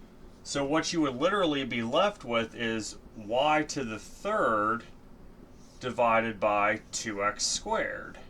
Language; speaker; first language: English; native; English